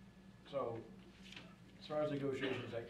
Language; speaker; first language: English; native; English